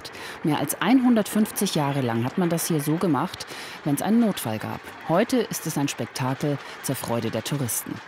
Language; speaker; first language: German; native; German